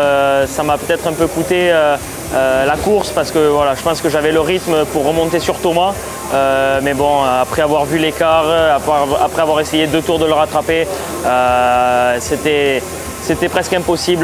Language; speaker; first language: French; native; French